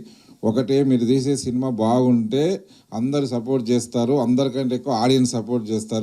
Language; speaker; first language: Telugu; native; Telugu